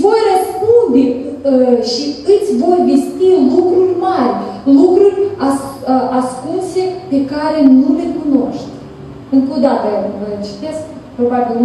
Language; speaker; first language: Romanian; non-native, learner; Russian